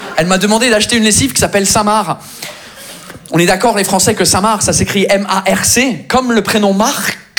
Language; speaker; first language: French; non-native, fluent; English